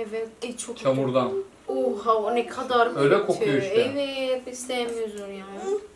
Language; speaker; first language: Turkish; non-native, learner; Indonesian